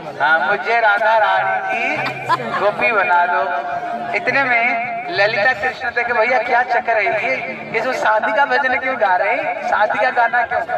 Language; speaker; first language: Hindi; non-native, local second language; Bangla